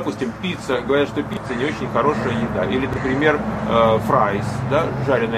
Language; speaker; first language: Russian; native; Russian